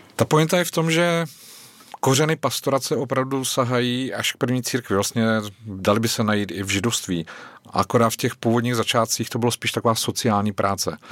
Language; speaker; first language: Czech; native; Czech